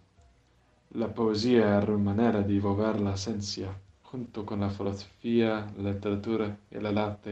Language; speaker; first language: Spanish; non-native, fluent; English